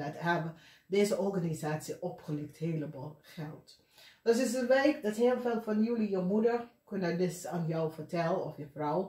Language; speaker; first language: Dutch; non-native, learner; English